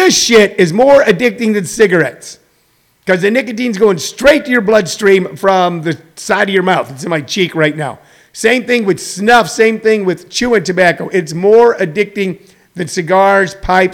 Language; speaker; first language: English; native; English